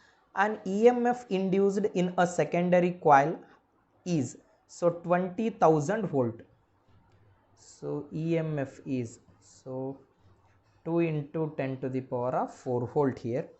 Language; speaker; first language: English; non-native, local second language; Kannada